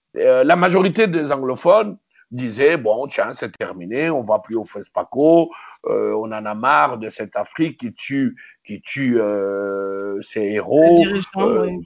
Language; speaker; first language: French; non-native, local second language; Luba-Lulua